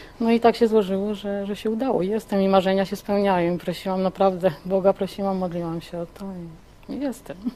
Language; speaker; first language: Polish; native; Polish